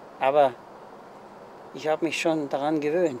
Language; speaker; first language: German; early bilingual, heritage; German